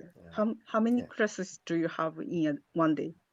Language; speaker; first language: English; non-native, learner; Japanese